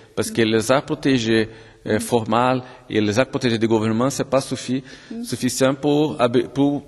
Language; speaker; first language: French; non-native, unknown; Portuguese